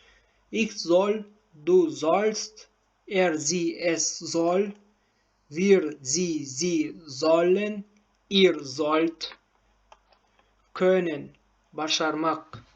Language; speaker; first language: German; non-native, learner; Turkmen